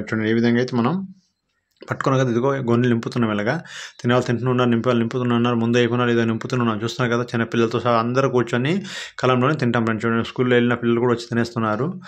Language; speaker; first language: Telugu; non-native, local second language; Odia